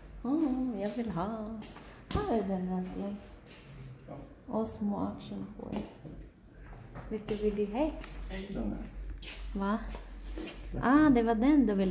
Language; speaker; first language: Swedish; non-native, learner; Filipino